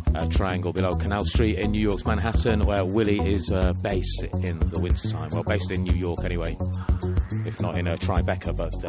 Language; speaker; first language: English; native; English